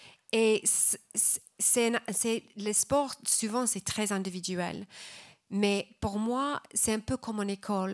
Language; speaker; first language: French; non-native, fluent; English